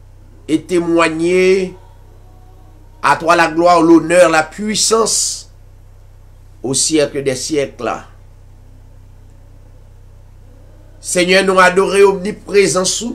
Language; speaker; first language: French; non-native, local second language; Haitian Creole